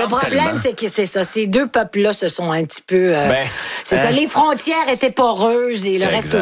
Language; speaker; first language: French; native; French